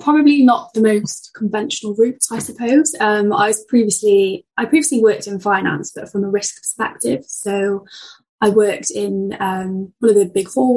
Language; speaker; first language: English; native; English